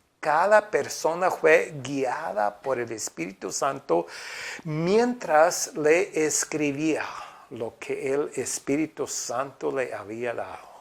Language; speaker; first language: Spanish; non-native, fluent; English